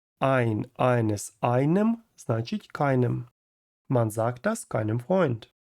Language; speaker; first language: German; non-native, fluent; Ukrainian